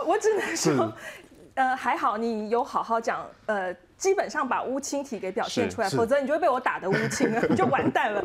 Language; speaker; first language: Chinese; native; Chinese